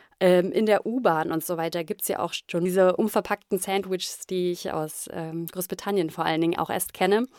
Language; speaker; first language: German; native; German